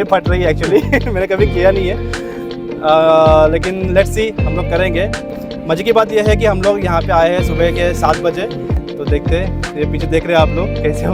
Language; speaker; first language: Hindi; native; Hindi